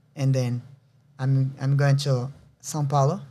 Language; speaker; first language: English; non-native, learner; Portuguese